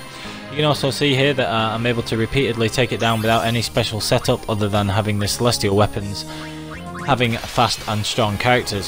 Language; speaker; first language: English; native; English